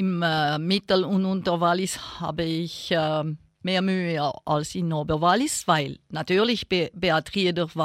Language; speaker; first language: German; non-native, local second language; French